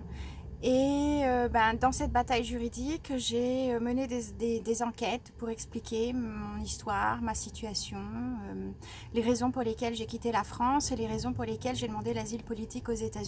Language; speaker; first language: French; native; French